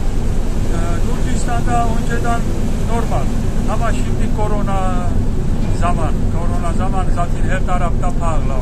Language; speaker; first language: Turkish; non-native, learner; Georgian